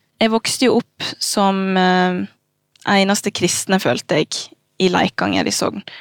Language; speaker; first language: Norwegian; early bilingual, other home language; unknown